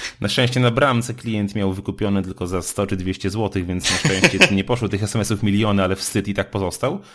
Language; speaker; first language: Polish; native; Polish